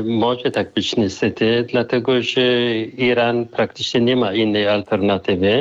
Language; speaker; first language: Polish; non-native, fluent; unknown